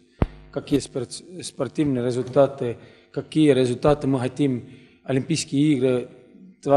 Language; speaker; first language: Russian; non-native, learner; Estonian